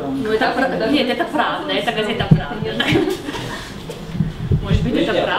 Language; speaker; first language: Russian; non-native, fluent; Slovenian